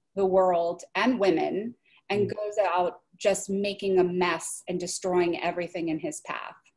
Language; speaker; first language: English; native; English